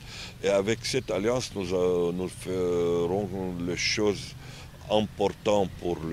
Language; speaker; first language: French; non-native, learner; Arabic